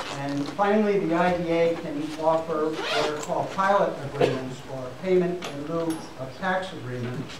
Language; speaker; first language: English; native; English